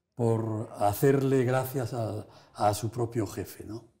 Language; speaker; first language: Spanish; native; Spanish